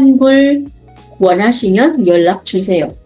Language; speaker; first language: Korean; non-native, fluent; Indonesian